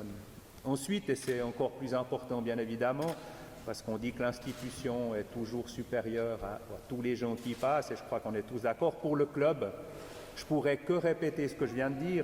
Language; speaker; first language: French; native; French